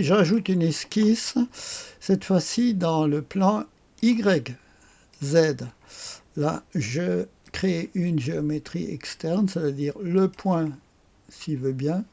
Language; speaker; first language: French; native; French